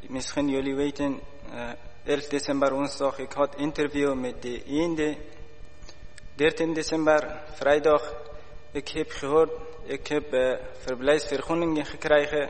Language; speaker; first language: Dutch; non-native, learner; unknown